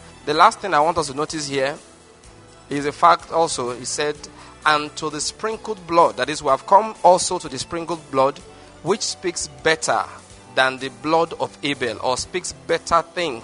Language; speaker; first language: English; non-native, local second language; Igbo